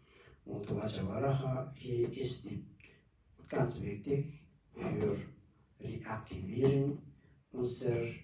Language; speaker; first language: German; non-native, learner; Tibetan